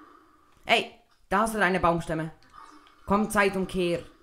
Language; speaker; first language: German; native; German